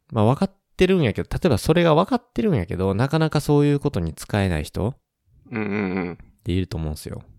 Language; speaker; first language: Japanese; native; Japanese